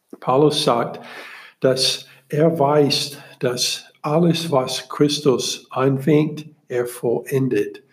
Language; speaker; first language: German; non-native, learner; English